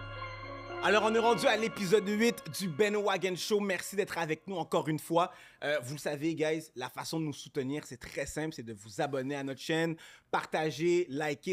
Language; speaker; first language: French; native; French